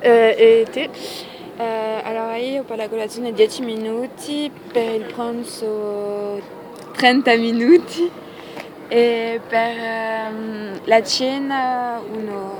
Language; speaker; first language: Italian; non-native, learner; French